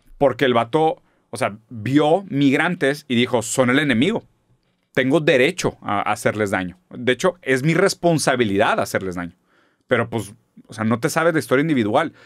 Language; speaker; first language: Spanish; non-native, fluent; German